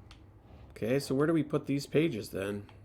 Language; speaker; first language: English; native; English